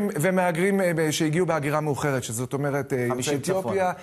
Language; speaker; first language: Hebrew; native; Hebrew